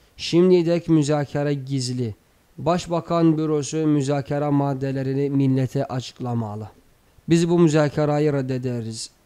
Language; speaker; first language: Turkish; native; Turkish